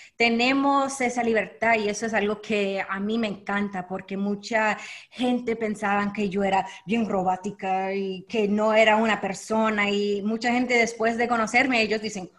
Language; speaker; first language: Spanish; early bilingual, heritage; Spanish